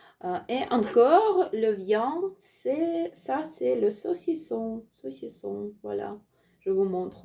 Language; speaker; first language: French; non-native, learner; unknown